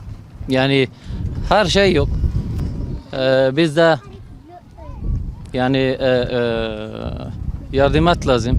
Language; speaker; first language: Turkish; non-native, learner; Arabic